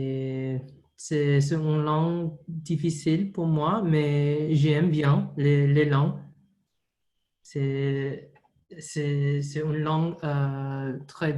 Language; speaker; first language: French; non-native, learner; English